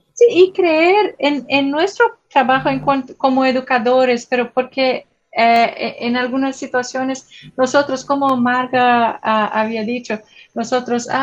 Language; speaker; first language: Spanish; non-native, fluent; Portuguese